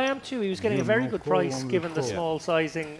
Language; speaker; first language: English; native; English